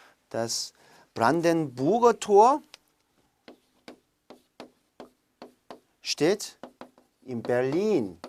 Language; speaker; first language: German; non-native, fluent; Korean